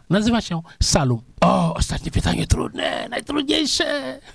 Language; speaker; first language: Polish; non-native, fluent; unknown